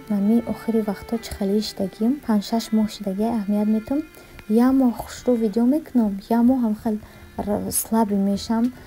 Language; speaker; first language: Tajik; early bilingual, heritage; Tajik